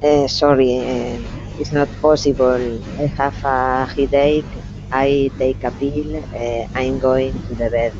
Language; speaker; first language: English; non-native, learner; Spanish